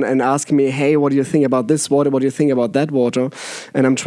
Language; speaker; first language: English; non-native, fluent; German